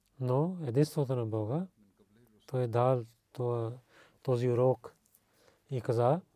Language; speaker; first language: Bulgarian; non-native, learner; Urdu